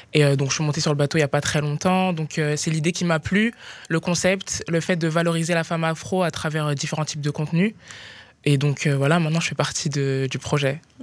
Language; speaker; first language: French; native; French